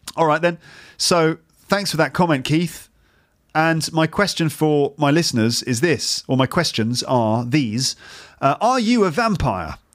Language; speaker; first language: English; native; English